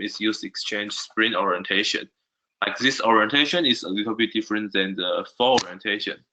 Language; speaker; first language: English; non-native, learner; Chinese